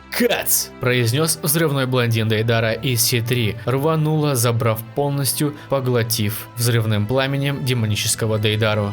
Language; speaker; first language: Russian; native; Russian